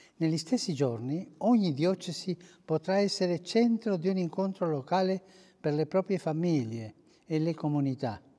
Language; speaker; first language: Italian; early bilingual, heritage; Italian